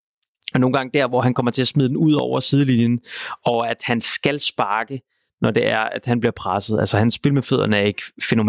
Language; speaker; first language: Danish; native; Danish